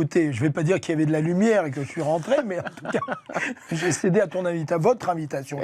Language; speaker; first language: French; native; French